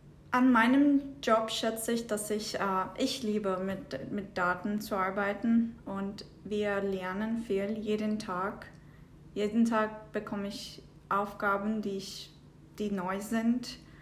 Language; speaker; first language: German; non-native, fluent; Turkish